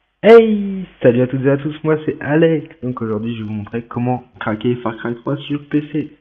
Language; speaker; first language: French; native; French